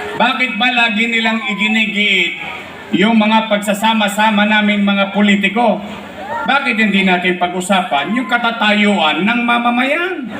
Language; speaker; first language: Filipino; native; Filipino